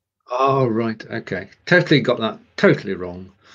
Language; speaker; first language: English; native; English